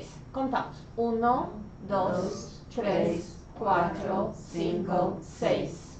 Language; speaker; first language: Spanish; non-native, learner; English